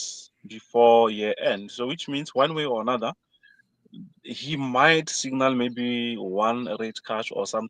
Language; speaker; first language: English; non-native, fluent; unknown